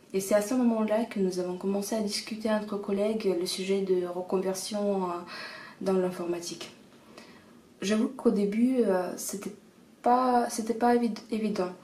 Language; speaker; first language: French; non-native, fluent; Russian